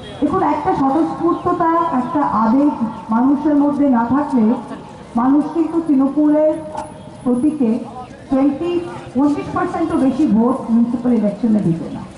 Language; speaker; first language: Bangla; native; Bangla